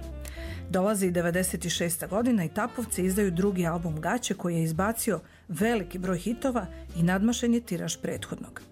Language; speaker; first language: Croatian; native; Croatian